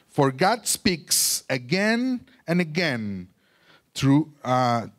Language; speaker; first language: English; non-native, fluent; Spanish